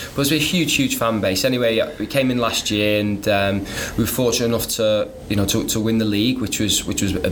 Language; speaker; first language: English; native; English